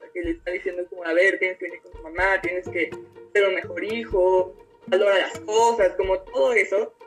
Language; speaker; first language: Spanish; native; Spanish